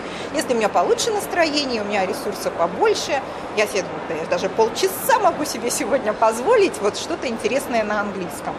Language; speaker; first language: Russian; native; Russian